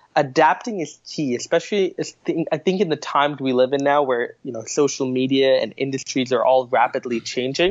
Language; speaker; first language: English; native; English